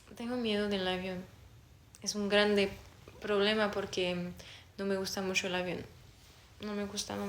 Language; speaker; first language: Spanish; non-native, learner; French